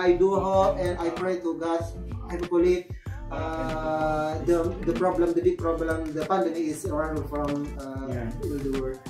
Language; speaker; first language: English; non-native, learner; Indonesian